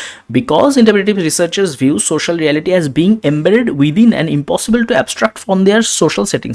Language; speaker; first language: English; non-native, local second language; Bangla